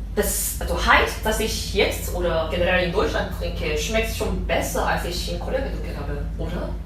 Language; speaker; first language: German; non-native, fluent; Korean